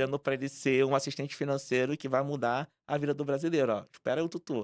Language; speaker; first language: Portuguese; native; Portuguese